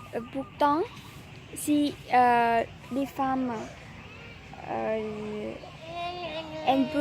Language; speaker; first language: French; non-native, learner; Vietnamese